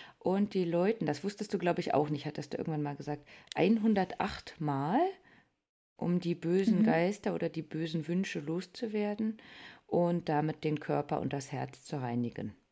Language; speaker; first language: German; native; German